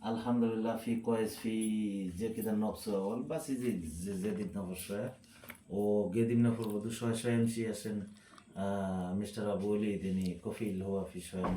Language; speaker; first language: Arabic; non-native, learner; Bangla